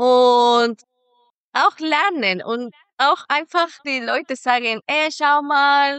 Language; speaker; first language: German; non-native, fluent; Spanish